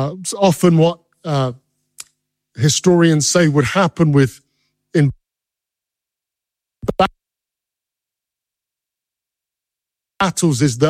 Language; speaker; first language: English; native; English